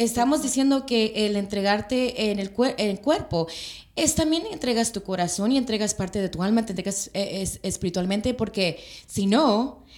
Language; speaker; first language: Spanish; early bilingual, heritage; Spanish